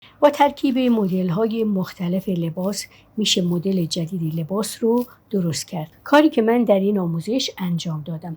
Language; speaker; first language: Persian; native; Persian